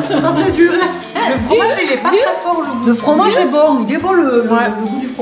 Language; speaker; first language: French; native; French